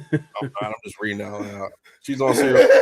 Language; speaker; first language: English; native; English